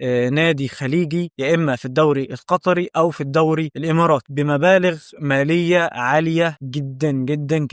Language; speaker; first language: Arabic; native; Arabic